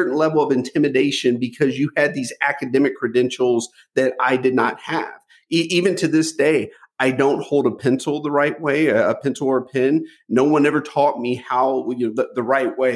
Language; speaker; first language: English; native; English